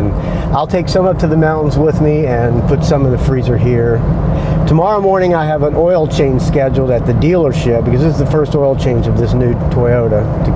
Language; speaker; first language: English; native; English